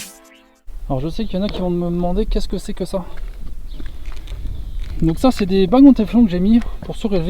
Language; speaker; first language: French; native; French